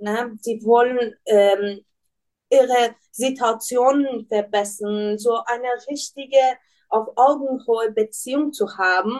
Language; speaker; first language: German; non-native, learner; Persian